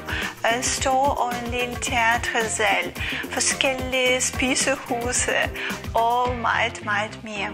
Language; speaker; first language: Danish; non-native, learner; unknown